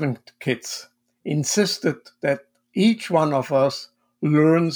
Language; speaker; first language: English; non-native, fluent; Swiss German